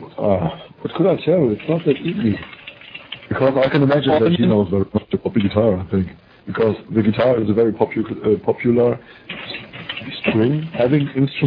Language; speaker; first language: English; non-native, fluent; German